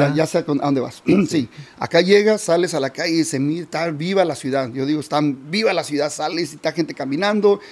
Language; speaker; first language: Spanish; early bilingual, heritage; Spanish